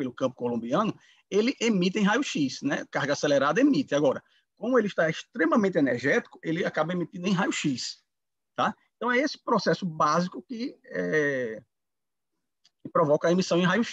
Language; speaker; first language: Portuguese; native; Portuguese